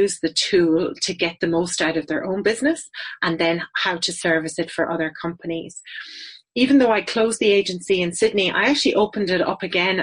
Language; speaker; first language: English; native; English